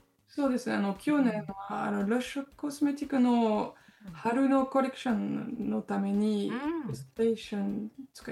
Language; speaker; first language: Japanese; non-native, learner; French